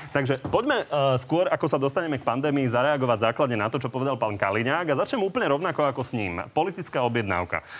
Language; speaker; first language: Slovak; native; Slovak